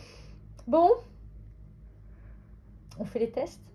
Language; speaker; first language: French; native; French